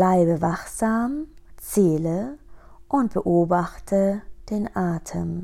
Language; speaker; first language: German; native; German